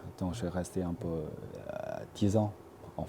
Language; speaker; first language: French; non-native, fluent; Chinese